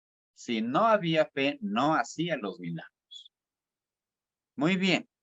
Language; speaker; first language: Spanish; native; Spanish